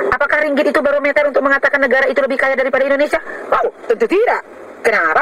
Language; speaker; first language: Indonesian; native; Indonesian